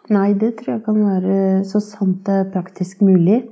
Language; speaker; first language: Norwegian; native; Norwegian